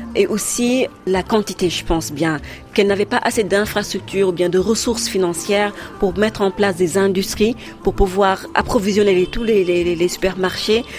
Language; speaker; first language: French; non-native, local second language; Wolof